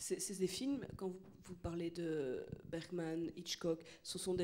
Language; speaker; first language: French; native; French